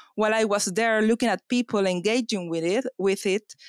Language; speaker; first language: English; non-native, fluent; Spanish